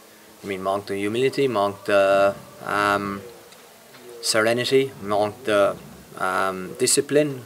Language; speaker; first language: French; non-native, fluent; English